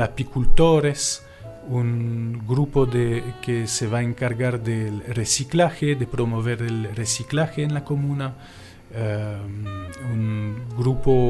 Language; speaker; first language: Spanish; non-native, fluent; French